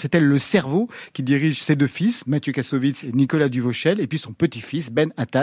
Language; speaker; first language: French; native; French